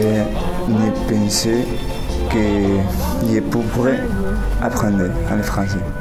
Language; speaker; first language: French; non-native, learner; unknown